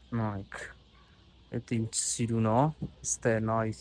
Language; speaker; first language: Armenian; non-native, learner; Hindi